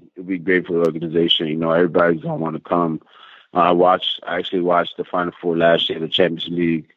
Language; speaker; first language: English; native; English